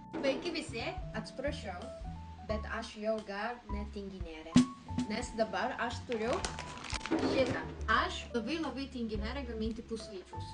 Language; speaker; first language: Lithuanian; non-native, learner; Japanese